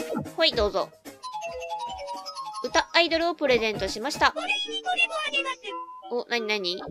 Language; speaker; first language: Japanese; native; Japanese